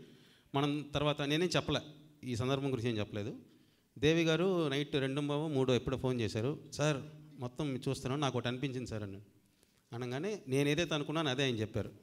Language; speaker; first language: Telugu; native; Telugu